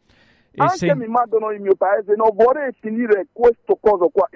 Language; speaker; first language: Italian; non-native, fluent; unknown